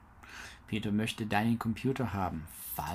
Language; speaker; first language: German; non-native, learner; English